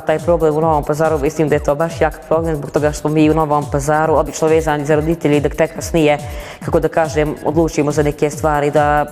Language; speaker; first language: Bosnian; native; Bosnian